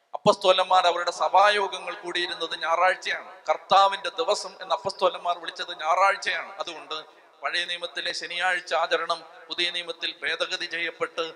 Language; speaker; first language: Malayalam; native; Malayalam